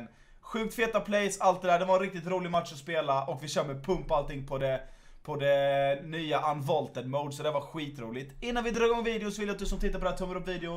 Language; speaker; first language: Swedish; native; Swedish